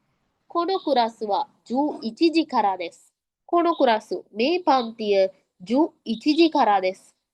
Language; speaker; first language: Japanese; non-native, fluent; Sinhala